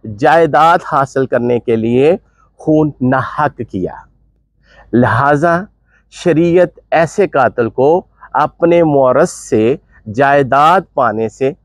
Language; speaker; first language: Urdu; non-native, local second language; Punjabi